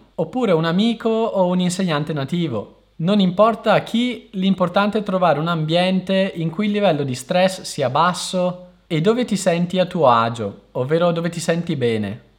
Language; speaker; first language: Italian; native; Italian